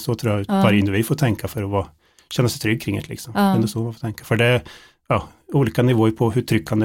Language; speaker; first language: Swedish; native; Swedish